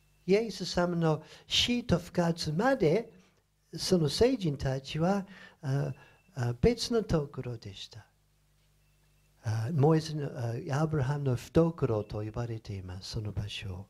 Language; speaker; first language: Japanese; non-native, fluent; English